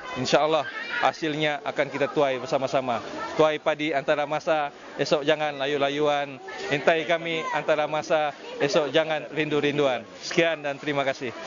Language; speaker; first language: Malay; native; Malay